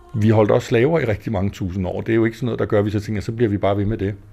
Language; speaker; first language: Danish; native; Danish